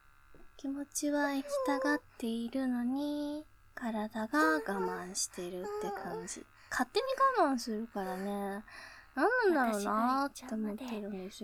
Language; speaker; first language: Japanese; native; Japanese